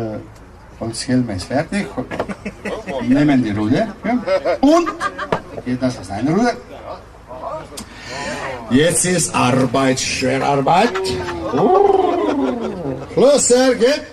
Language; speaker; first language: German; non-native, learner; Slovenian